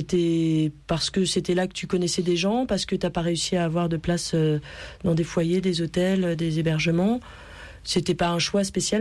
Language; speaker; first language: French; native; French